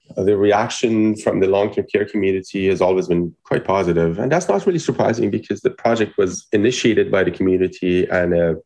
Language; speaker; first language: English; non-native, fluent; Persian